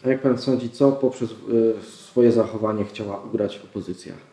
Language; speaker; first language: Polish; native; Polish